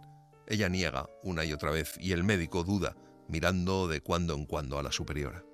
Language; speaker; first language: Spanish; native; Spanish